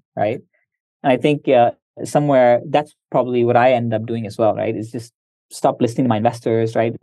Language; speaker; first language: English; early bilingual, other home language; Hindi